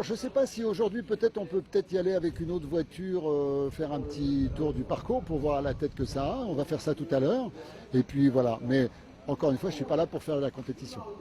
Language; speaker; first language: French; native; French